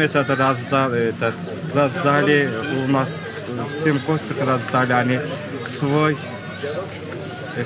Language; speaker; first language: Russian; non-native, local second language; Azerbaijani